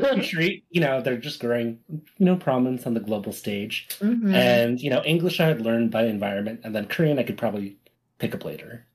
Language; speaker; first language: English; early bilingual, other home language; Korean